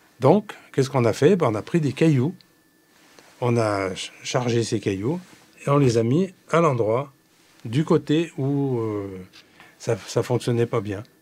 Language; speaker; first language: French; native; French